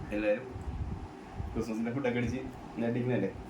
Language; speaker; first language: Malayalam; native; Malayalam